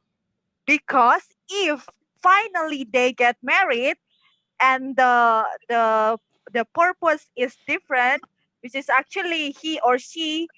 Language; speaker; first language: English; non-native, fluent; Indonesian